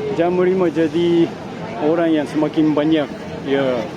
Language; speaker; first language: Malay; non-native, fluent; Japanese